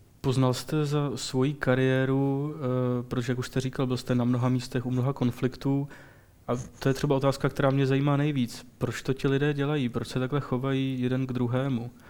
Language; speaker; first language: Czech; native; Czech